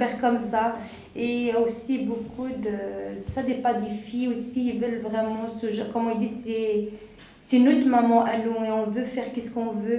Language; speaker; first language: French; non-native, local second language; Arabic